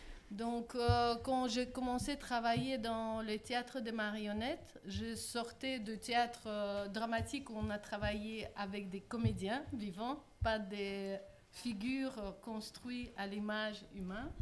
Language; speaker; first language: French; non-native, fluent; Russian